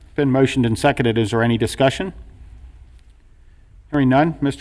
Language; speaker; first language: English; native; English